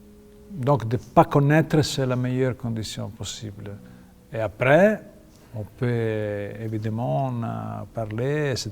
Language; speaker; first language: French; non-native, fluent; Italian